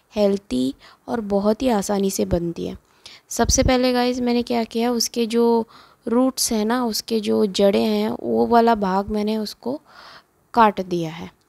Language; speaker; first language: Hindi; non-native, local second language; Konkani